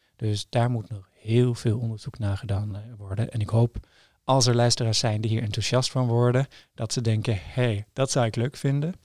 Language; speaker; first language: Dutch; non-native, fluent; Norwegian